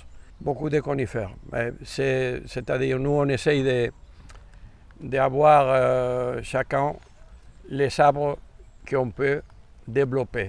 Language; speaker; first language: French; non-native, fluent; Spanish